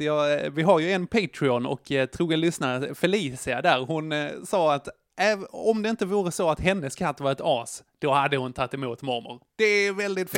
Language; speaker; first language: Swedish; native; Swedish